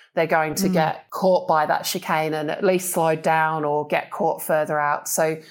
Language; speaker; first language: English; native; English